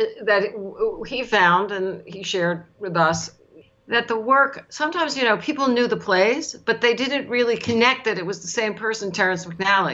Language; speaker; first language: English; native; English